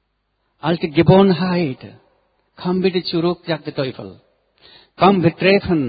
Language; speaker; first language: German; non-native, learner; Nepali